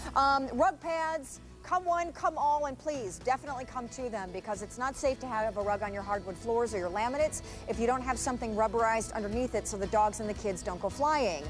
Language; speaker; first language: English; native; English